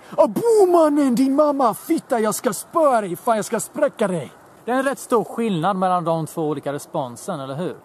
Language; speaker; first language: Swedish; early bilingual, other home language; Bosnian